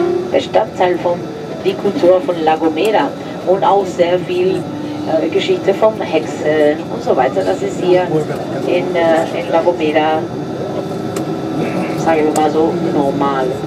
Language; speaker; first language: German; non-native, fluent; Spanish